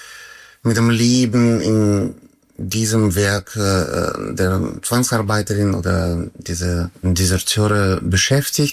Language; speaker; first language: German; non-native, learner; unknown